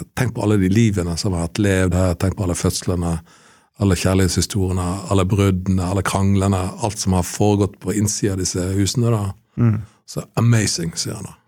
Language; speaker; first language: Norwegian; native; Norwegian